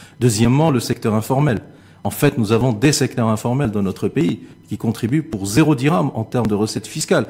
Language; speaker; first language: French; non-native, local second language; Arabic